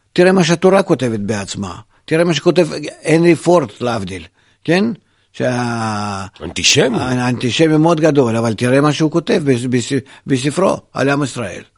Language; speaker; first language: Hebrew; non-native, fluent; Russian